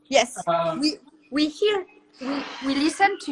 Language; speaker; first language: English; non-native, learner; French